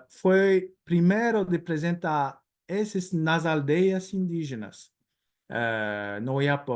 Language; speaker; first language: Portuguese; non-native, fluent; French